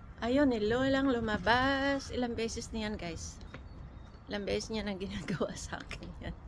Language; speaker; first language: Filipino; native; Filipino